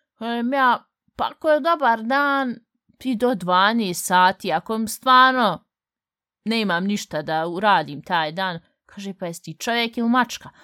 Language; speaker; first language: Bosnian; early bilingual, heritage; Bosnian